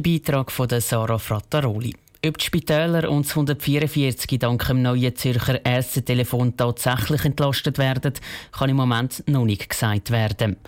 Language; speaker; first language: German; native; German